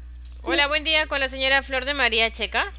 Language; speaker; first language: Spanish; native; Spanish